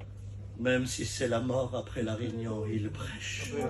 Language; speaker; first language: French; native; French